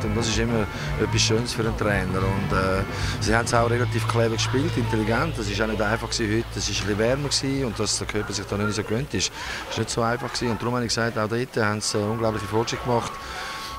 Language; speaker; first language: German; native; German